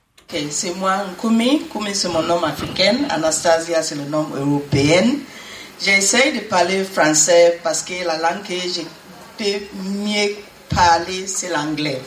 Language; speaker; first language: French; non-native, learner; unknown